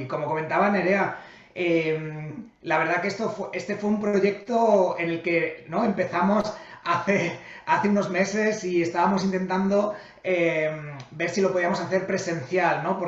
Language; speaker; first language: Spanish; native; Spanish